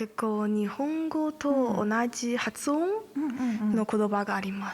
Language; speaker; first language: Japanese; non-native, learner; Chinese